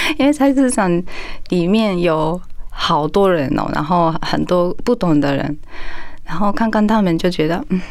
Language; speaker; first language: Chinese; non-native, fluent; Japanese